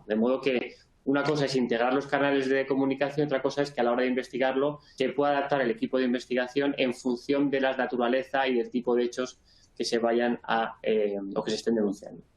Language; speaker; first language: Spanish; native; Spanish